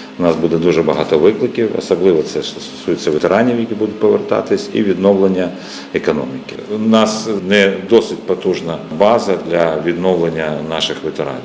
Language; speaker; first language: Ukrainian; native; Ukrainian